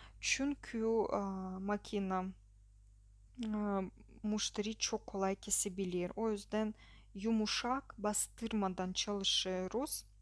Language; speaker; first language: Turkish; non-native, learner; Russian